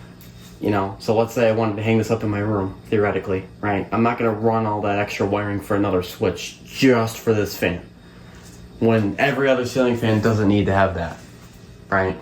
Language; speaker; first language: English; native; English